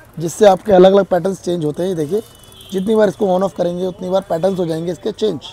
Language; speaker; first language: Hindi; native; Hindi